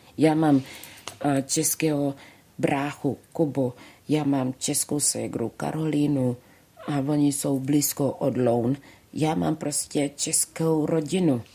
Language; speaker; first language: Czech; early bilingual, other home language; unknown